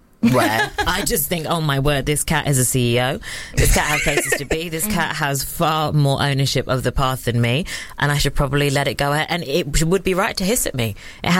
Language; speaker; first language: English; native; English